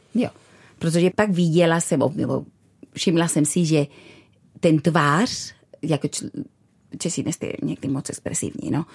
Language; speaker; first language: Czech; non-native, fluent; Spanish